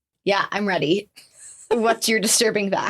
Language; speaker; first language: English; native; English